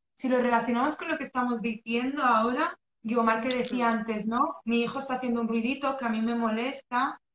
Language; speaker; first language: Spanish; early bilingual, other home language; Arabic